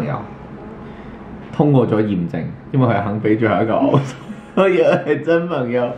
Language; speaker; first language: Chinese; native; Chinese